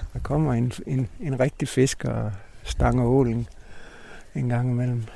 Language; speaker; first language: Danish; native; Danish